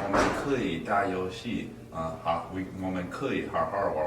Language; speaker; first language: Chinese; non-native, learner; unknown